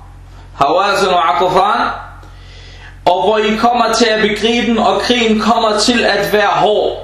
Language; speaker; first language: Danish; non-native, fluent; Arabic